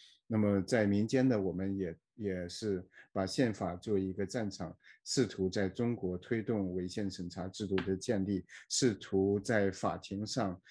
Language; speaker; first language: Chinese; native; Chinese